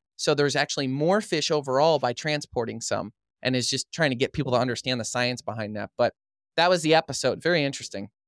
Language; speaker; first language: English; native; English